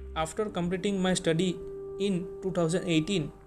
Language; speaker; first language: English; non-native, local second language; Gujarati